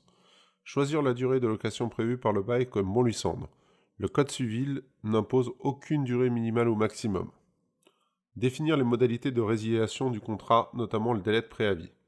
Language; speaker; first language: French; native; French